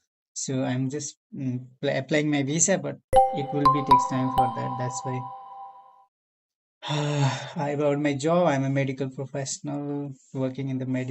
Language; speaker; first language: English; non-native, learner; Nepali